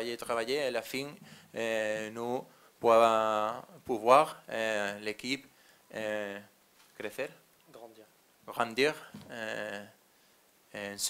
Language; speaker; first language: French; non-native, learner; Spanish